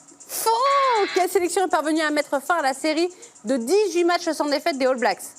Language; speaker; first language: French; native; French